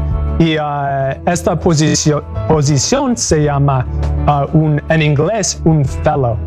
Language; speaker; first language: Spanish; non-native, learner; English